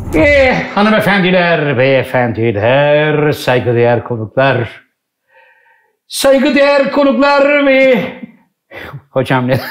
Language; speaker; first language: Turkish; native; Turkish